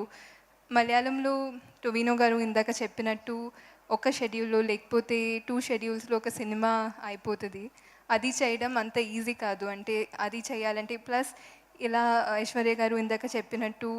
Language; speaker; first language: Telugu; non-native, fluent; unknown